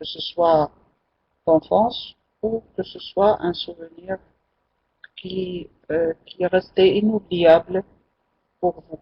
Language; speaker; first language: French; non-native, local second language; Arabic